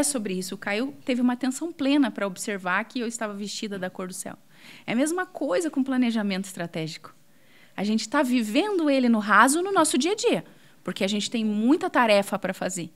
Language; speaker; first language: Portuguese; native; Portuguese